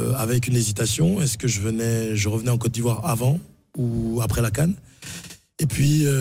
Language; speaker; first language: French; native; French